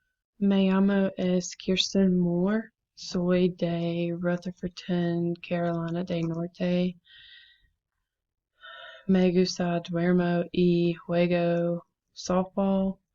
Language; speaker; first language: Spanish; non-native, learner; English